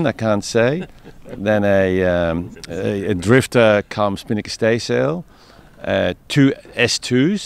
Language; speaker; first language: English; native; English